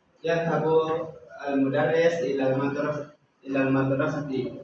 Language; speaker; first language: Arabic; non-native, learner; Indonesian